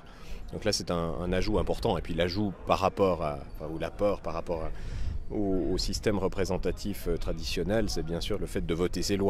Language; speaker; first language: French; native; French